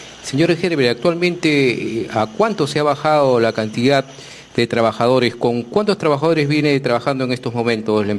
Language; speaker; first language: Spanish; native; Spanish